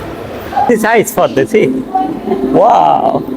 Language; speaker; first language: English; non-native, learner; Bangla